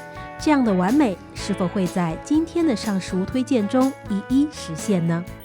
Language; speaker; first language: Chinese; native; Chinese